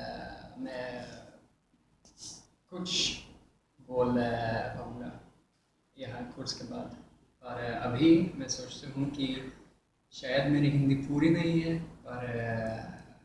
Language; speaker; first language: Hindi; non-native, fluent; Swedish